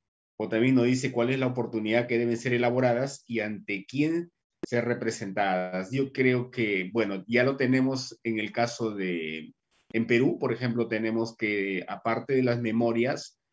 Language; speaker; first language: Spanish; native; Spanish